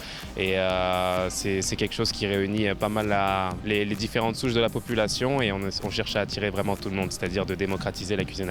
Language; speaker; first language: French; native; French